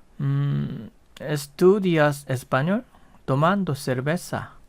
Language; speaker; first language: Spanish; non-native, fluent; Korean